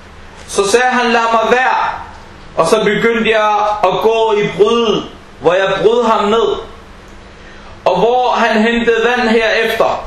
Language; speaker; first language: Danish; early bilingual, other home language; Arabic